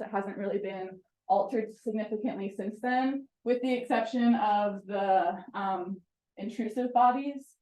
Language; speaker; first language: English; native; English